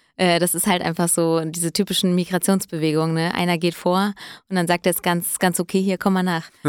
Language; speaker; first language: German; early bilingual, other home language; Italian